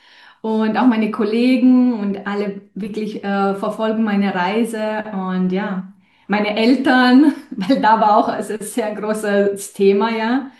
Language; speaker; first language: German; non-native, fluent; Romanian